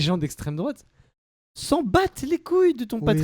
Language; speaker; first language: French; native; French